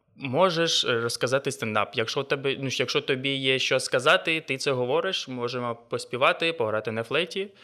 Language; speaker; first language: Ukrainian; non-native, local second language; Russian